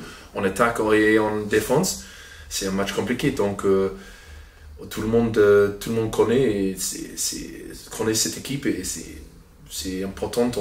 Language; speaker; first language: French; non-native, fluent; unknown